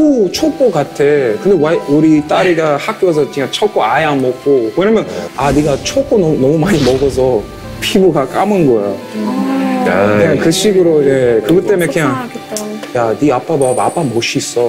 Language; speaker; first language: Korean; non-native, fluent; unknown